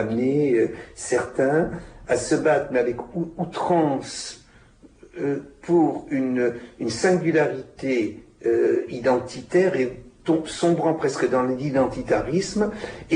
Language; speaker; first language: French; native; French